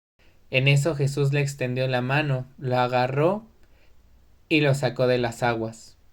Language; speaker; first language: Spanish; native; Spanish